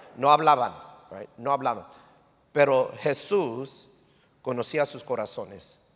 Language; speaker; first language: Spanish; early bilingual, heritage; English